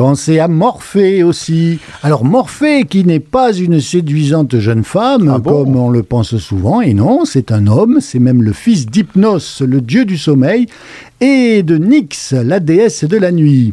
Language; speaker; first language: French; native; French